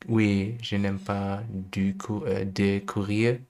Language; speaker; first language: French; non-native, learner; German